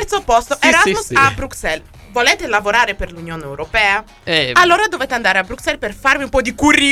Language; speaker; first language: Italian; native; Italian